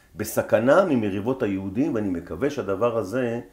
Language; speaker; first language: Hebrew; native; Hebrew